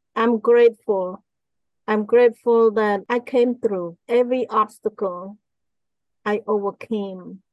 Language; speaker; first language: English; non-native, fluent; Khmer